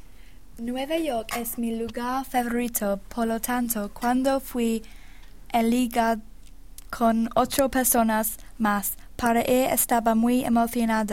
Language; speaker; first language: Spanish; non-native, learner; English